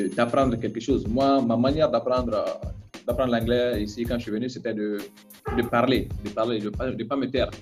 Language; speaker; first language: French; non-native, local second language; Bambara